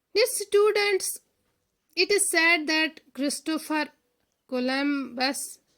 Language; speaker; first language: English; non-native, local second language; Urdu